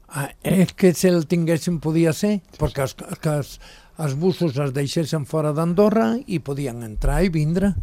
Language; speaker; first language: Catalan; non-native, local second language; Spanish